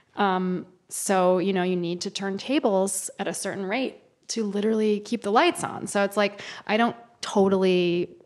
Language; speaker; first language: English; native; English